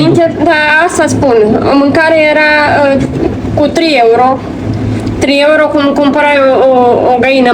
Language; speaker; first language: Romanian; non-native, fluent; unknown